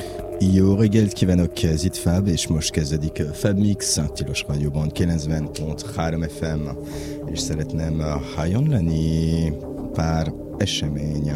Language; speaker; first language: Hungarian; non-native, learner; French